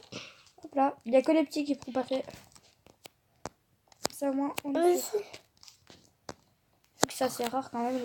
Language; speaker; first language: French; native; French